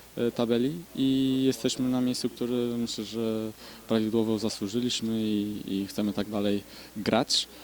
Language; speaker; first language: Polish; non-native, fluent; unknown